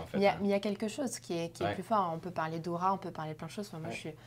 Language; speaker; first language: French; native; French